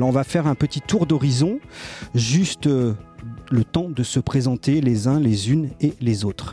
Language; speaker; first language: French; native; French